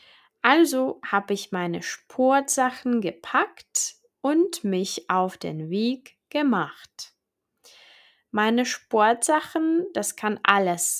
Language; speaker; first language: German; non-native, fluent; Czech